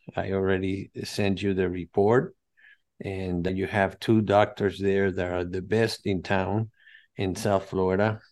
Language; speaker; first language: English; non-native, fluent; Spanish